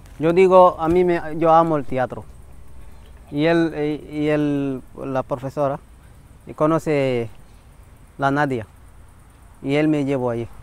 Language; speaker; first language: Spanish; non-native, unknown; Wolof